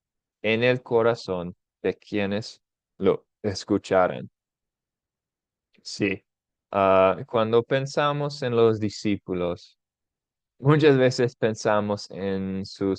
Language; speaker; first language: Spanish; non-native, fluent; English